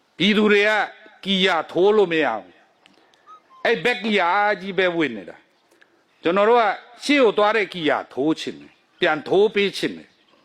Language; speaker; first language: Burmese; non-native, local second language; Pa'o Karen